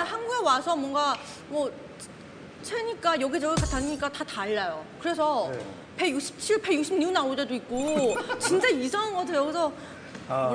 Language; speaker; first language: Korean; non-native, fluent; Chinese